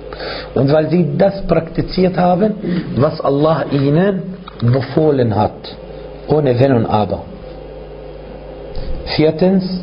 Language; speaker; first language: German; non-native, fluent; Arabic